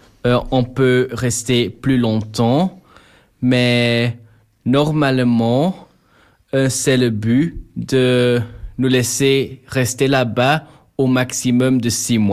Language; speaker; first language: French; non-native, local second language; Dutch